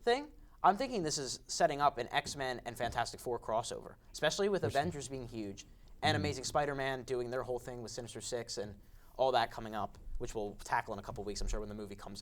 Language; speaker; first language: English; native; English